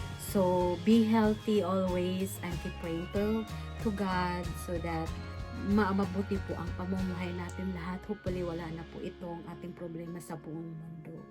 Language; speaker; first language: Filipino; native; Filipino